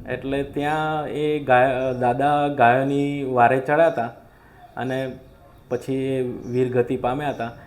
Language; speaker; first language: Gujarati; native; Gujarati